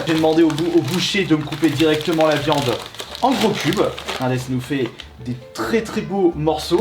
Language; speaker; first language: French; native; French